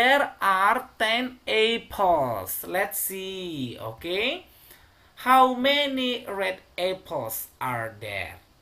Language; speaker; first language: English; non-native, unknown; Indonesian